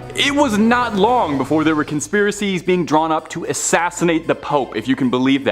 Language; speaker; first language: English; native; English